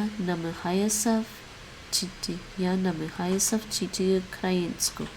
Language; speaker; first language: Ukrainian; non-native, learner; English